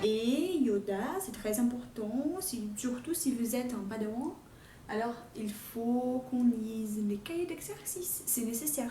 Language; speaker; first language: French; non-native, fluent; Portuguese